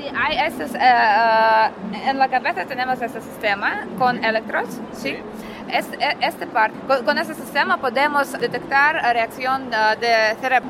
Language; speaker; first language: Spanish; non-native, learner; Russian